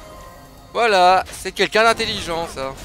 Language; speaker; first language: French; native; French